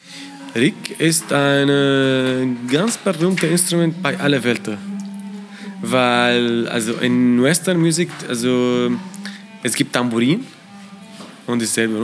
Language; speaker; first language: German; non-native, learner; Arabic